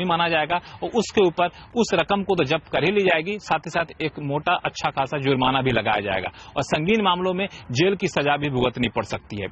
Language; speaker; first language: Hindi; native; Hindi